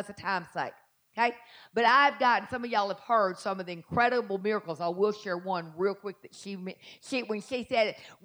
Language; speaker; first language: English; native; English